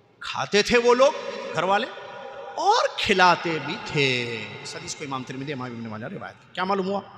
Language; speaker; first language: Urdu; native; Urdu